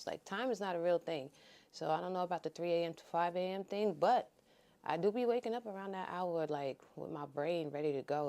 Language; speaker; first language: English; native; English